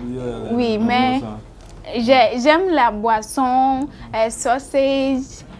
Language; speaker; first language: French; non-native, learner; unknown